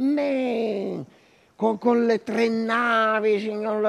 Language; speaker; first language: Italian; native; Italian